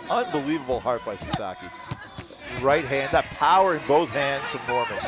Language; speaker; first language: English; native; English